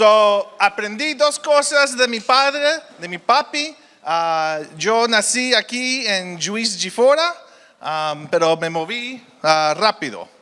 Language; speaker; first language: Spanish; early bilingual, heritage; Spanish